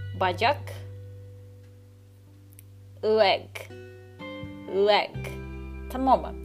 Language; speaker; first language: Turkish; non-native, learner; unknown